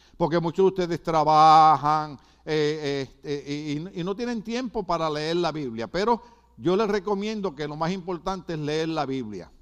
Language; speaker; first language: Spanish; native; Spanish